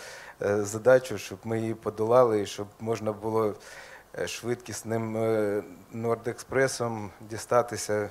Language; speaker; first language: Ukrainian; native; Ukrainian